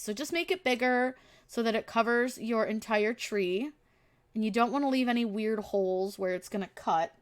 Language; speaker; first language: English; native; English